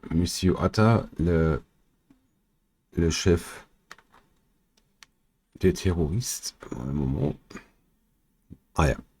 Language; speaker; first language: French; non-native, learner; German